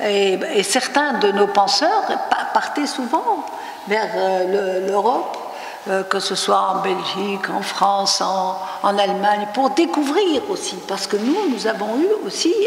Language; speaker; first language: French; non-native, local second language; Arabic